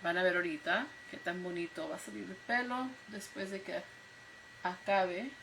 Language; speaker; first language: Spanish; early bilingual, heritage; Spanish